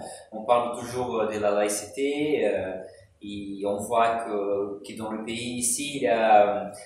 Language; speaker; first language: French; non-native, fluent; Portuguese